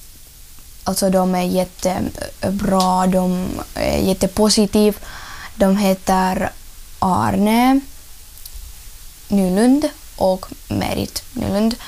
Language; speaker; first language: Swedish; early bilingual, other home language; Russian